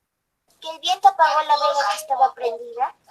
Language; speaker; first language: Spanish; native; Spanish